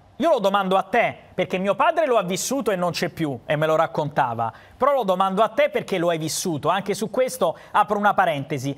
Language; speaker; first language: Italian; native; Italian